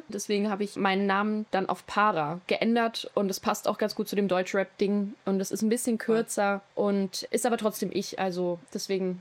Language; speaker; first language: German; native; German